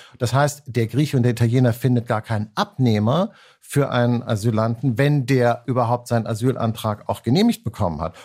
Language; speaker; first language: German; native; German